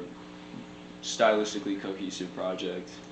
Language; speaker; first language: English; native; English